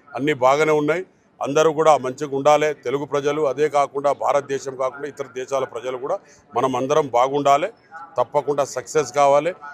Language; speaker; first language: Telugu; non-native, local second language; Lambadi